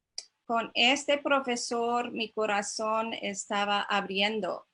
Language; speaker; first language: Spanish; non-native, fluent; English